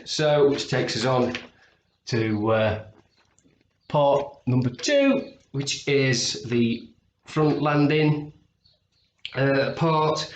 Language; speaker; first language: English; native; English